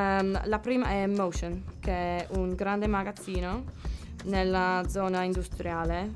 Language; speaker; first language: Italian; non-native, learner; English